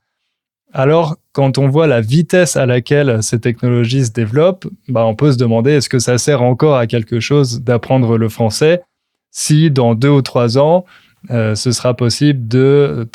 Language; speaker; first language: French; native; French